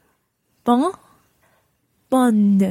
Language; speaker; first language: French; non-native, learner; English